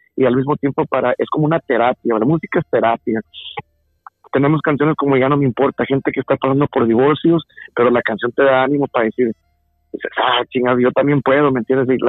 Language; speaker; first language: Spanish; early bilingual, heritage; Spanish